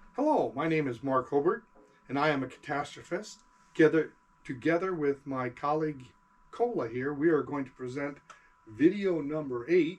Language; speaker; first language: English; native; English